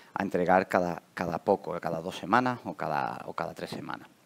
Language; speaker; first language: Spanish; native; Spanish